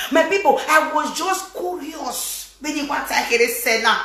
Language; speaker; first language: English; non-native, local second language; Bini